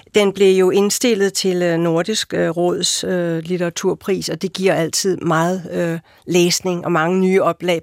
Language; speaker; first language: Danish; native; Danish